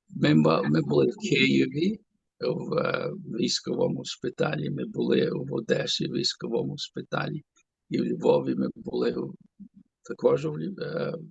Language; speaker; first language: Ukrainian; early bilingual, heritage; Ukrainian